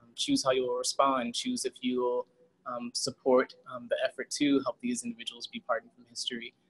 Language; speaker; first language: English; native; English